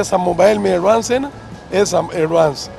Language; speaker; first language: Hindi; non-native, local second language; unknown